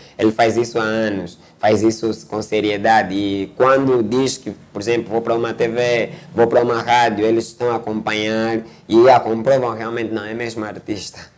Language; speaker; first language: Portuguese; native; Portuguese